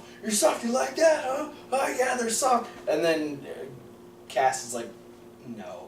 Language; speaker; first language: English; native; English